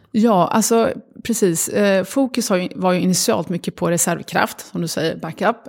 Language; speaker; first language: Swedish; early bilingual, other home language; Arabic